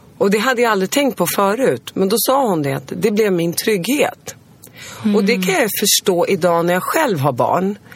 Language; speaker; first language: Swedish; early bilingual, other home language; Arabic